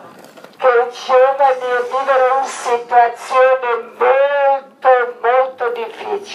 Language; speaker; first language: Italian; non-native, learner; Croatian